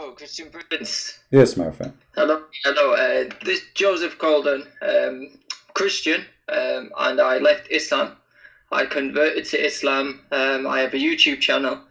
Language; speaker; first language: English; native; English